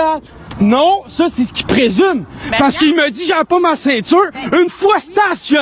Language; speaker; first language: French; native; French